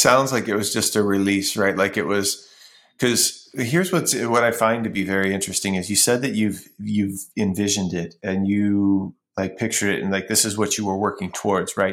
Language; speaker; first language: English; native; English